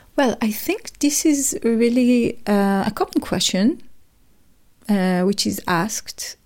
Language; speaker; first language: English; non-native, fluent; Hebrew